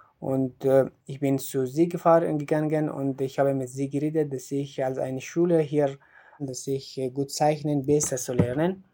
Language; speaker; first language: German; non-native, learner; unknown